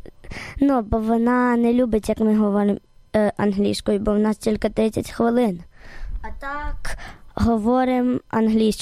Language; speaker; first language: Ukrainian; early bilingual, heritage; Ukrainian